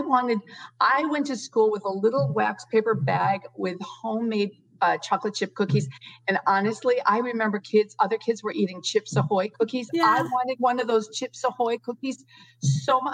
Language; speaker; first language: English; native; English